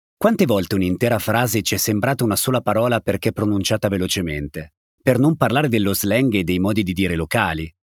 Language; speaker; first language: Italian; native; Italian